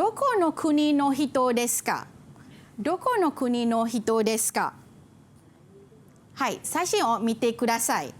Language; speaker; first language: Japanese; non-native, fluent; Malay